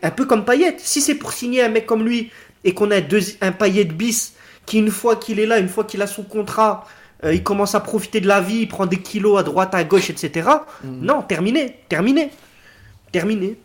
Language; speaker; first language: French; native; French